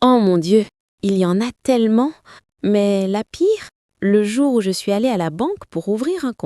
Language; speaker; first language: French; non-native, fluent; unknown